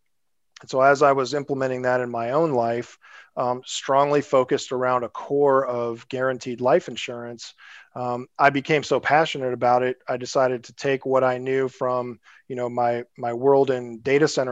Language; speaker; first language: English; native; English